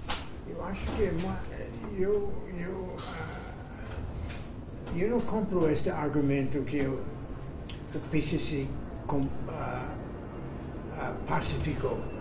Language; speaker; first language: Portuguese; non-native, fluent; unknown